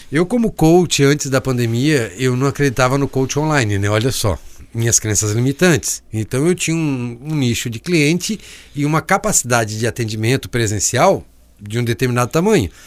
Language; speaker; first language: Portuguese; native; Portuguese